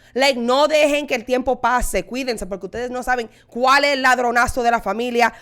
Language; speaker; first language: Spanish; early bilingual, heritage; Spanish